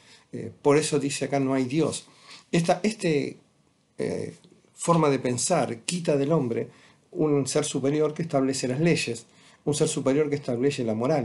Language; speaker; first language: Spanish; native; Spanish